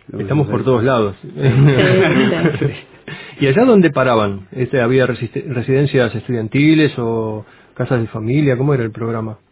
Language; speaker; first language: Spanish; native; Spanish